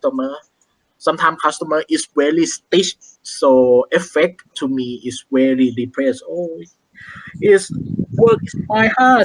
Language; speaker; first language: English; non-native, learner; Thai